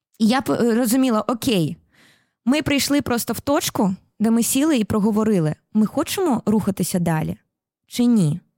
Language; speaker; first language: Ukrainian; non-native, local second language; Russian